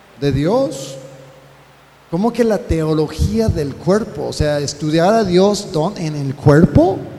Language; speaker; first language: Spanish; non-native, fluent; English